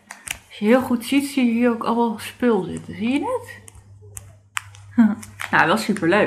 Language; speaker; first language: Dutch; native; Dutch